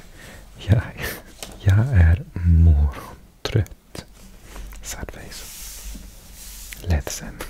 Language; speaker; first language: Swedish; non-native, learner; English